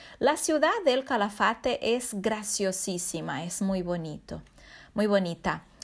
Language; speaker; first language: Spanish; non-native, fluent; Portuguese